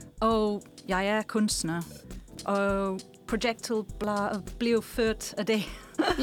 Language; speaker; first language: Danish; non-native, fluent; English